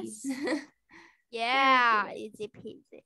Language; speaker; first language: English; non-native, learner; Vietnamese